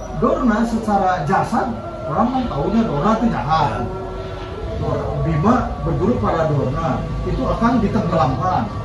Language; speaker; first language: Indonesian; non-native, local second language; Sundanese